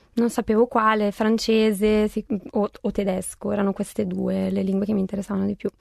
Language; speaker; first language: Italian; native; Italian